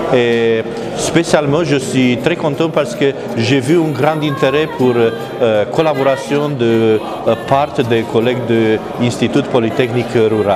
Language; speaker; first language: French; non-native, learner; Romanian